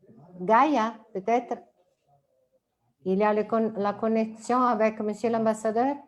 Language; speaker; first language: French; non-native, fluent; Italian